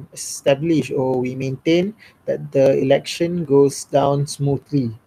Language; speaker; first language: English; non-native, local second language; Malay